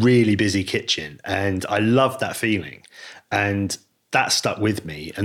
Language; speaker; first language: English; native; English